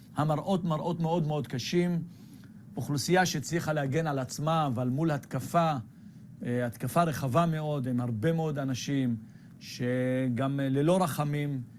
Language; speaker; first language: Hebrew; non-native, local second language; Arabic